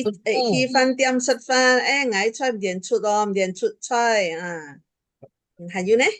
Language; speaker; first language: Chinese; early bilingual, heritage; Chinese